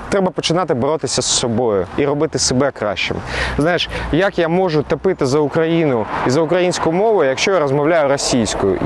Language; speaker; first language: Ukrainian; non-native, local second language; Russian